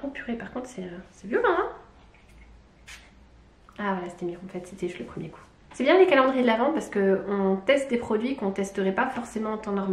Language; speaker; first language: French; native; French